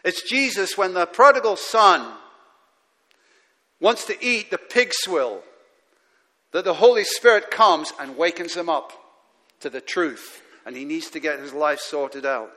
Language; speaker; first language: English; native; English